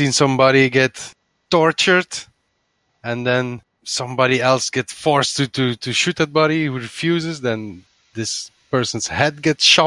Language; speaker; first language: English; non-native, fluent; Dutch